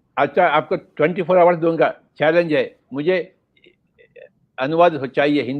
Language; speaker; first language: Hindi; non-native, local second language; Telugu